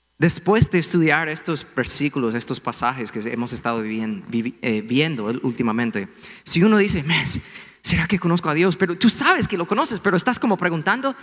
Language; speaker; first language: Spanish; non-native, fluent; English